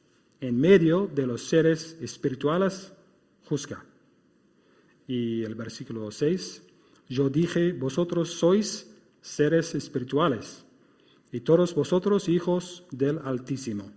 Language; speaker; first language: Spanish; non-native, fluent; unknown